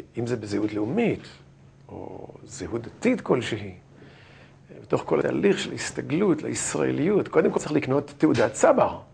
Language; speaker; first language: Hebrew; native; Hebrew